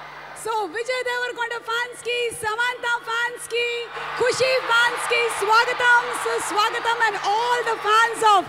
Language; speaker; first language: Telugu; native; Telugu